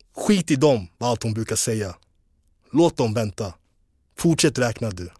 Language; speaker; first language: Swedish; early bilingual, other home language; English